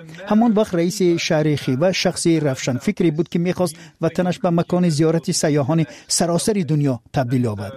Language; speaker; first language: Persian; non-native, fluent; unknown